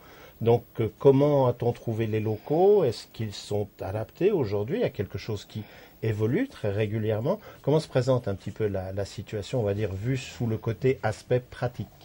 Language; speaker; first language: French; native; French